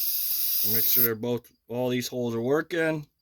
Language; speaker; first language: English; native; English